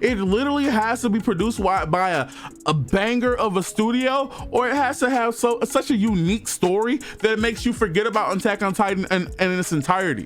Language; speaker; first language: English; native; English